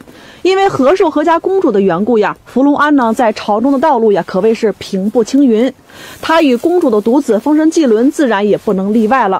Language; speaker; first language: Chinese; native; Chinese